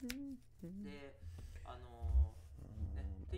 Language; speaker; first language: Japanese; native; Japanese